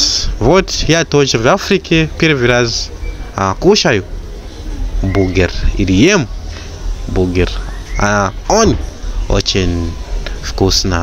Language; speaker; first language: Russian; non-native, learner; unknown